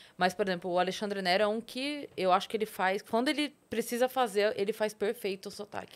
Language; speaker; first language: Portuguese; native; Portuguese